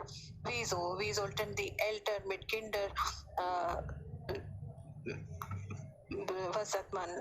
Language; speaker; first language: German; non-native, learner; Hindi